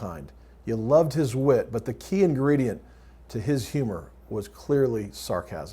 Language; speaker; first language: English; native; English